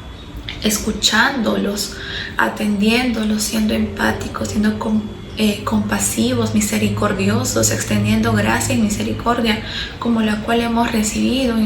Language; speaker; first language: Spanish; native; Spanish